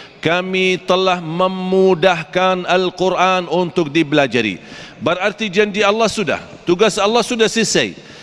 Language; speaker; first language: Malay; non-native, fluent; Arabic